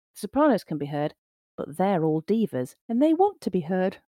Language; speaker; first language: English; native; English